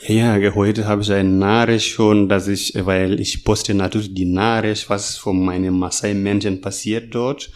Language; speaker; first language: German; non-native, learner; Masai